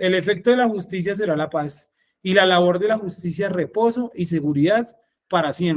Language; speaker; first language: Spanish; native; Spanish